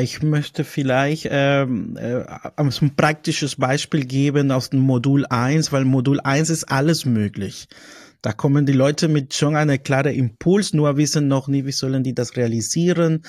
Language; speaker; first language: German; non-native, fluent; Spanish